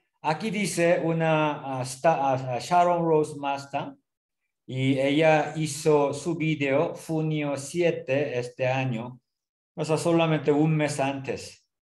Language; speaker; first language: Spanish; non-native, learner; Korean